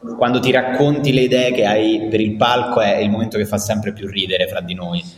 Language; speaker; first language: Italian; native; Italian